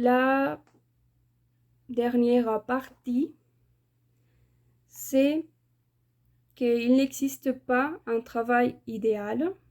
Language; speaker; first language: French; non-native, fluent; Spanish